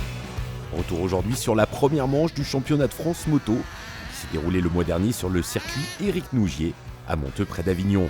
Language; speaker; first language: French; native; French